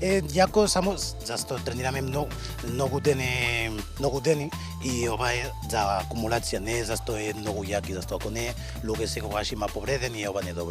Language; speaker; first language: Macedonian; non-native, learner; Spanish